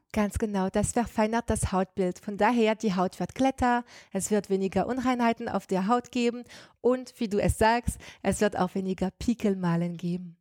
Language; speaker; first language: German; non-native, fluent; French